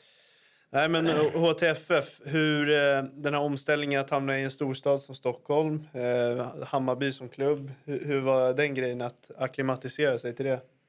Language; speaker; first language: Swedish; native; Swedish